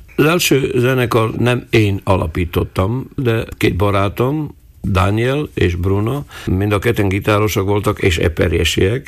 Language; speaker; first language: Hungarian; non-native, local second language; Slovak